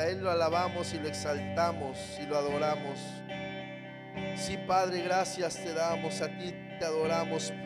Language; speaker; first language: Spanish; native; Spanish